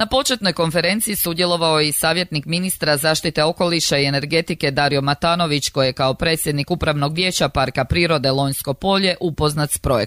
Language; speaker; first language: Serbian; native; Serbian